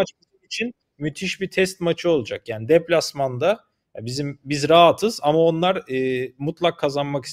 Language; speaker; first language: Turkish; native; Turkish